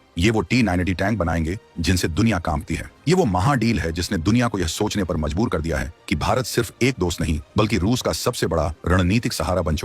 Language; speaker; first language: Hindi; native; Hindi